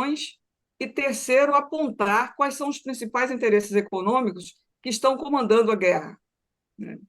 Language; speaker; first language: Portuguese; native; Portuguese